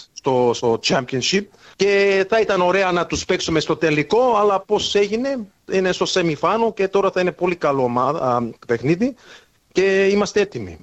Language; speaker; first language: Greek; early bilingual, heritage; English